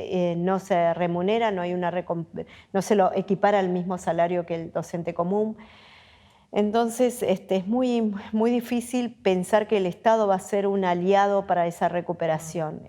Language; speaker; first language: Spanish; native; Spanish